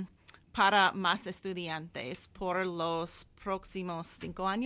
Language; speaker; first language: Spanish; non-native, fluent; English